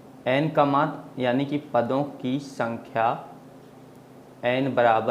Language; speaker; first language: Hindi; native; Hindi